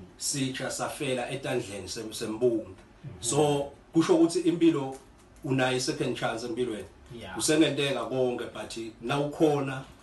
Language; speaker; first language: Zulu; non-native, local second language; Swati